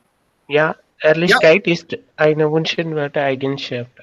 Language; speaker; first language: German; non-native, fluent; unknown